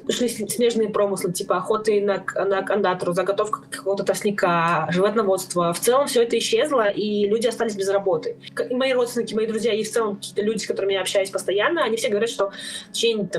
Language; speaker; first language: Russian; non-native, local second language; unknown